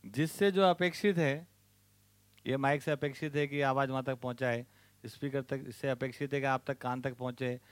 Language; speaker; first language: Hindi; native; Hindi